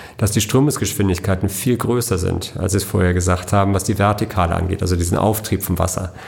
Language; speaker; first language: German; native; German